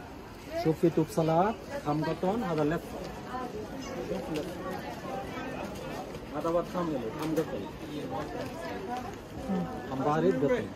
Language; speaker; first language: Arabic; non-native, learner; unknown